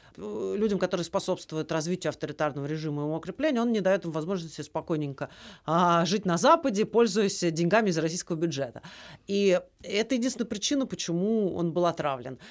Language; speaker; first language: Russian; native; Russian